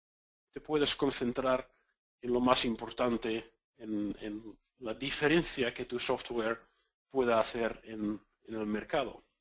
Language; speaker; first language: Spanish; non-native, fluent; Dutch